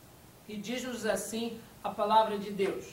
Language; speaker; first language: Portuguese; native; Portuguese